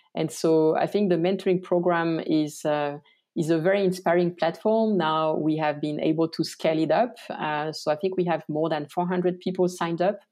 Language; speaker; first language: English; non-native, fluent; French